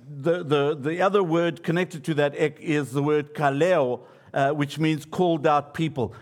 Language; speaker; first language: English; native; English